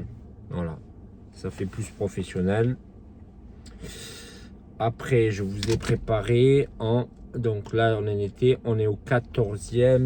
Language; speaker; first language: French; native; French